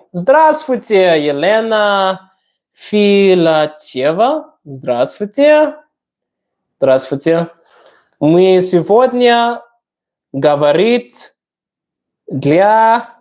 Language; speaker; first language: Russian; non-native, learner; English